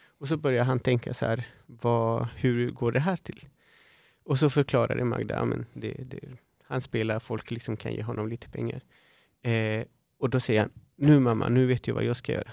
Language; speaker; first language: Swedish; non-native, fluent; Spanish